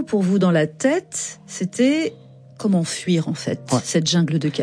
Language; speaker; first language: French; native; French